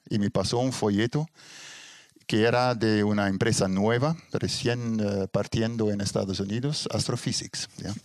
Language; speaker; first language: Spanish; non-native, fluent; Dutch